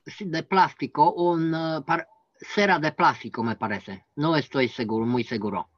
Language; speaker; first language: Spanish; non-native, learner; French